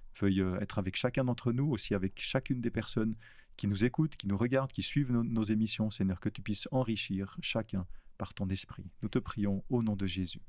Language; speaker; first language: French; native; French